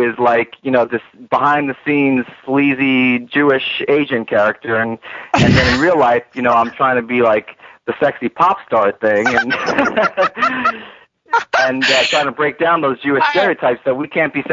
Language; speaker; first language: English; native; English